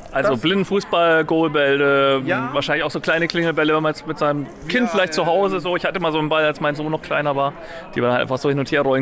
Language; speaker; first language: German; native; German